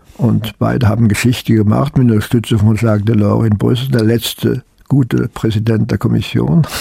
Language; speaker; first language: German; native; German